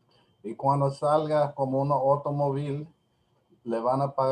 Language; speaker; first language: Spanish; non-native, learner; English